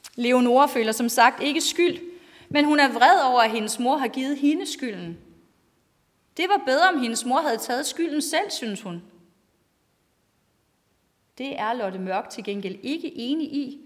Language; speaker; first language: Danish; native; Danish